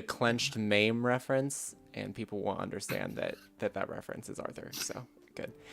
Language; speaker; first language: English; native; English